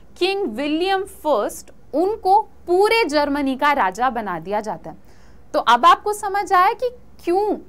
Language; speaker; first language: Hindi; native; Hindi